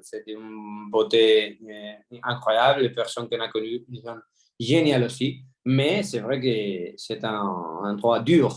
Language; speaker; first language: French; non-native, fluent; Spanish